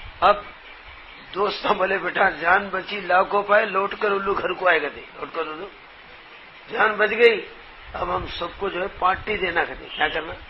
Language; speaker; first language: Urdu; native; Urdu